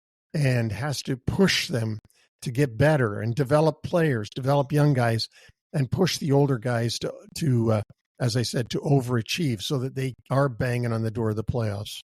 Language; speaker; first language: English; native; English